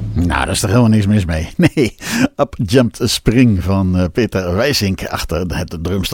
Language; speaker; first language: Dutch; native; Dutch